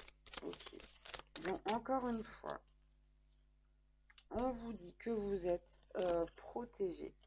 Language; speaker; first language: French; native; French